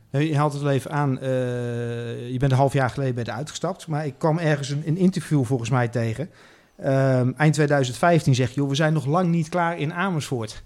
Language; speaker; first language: Dutch; native; Dutch